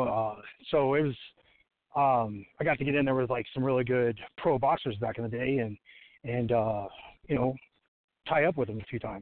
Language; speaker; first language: English; native; English